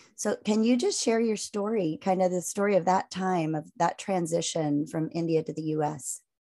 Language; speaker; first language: English; native; English